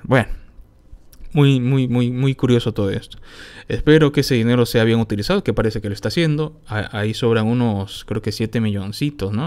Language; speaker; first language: Spanish; native; Spanish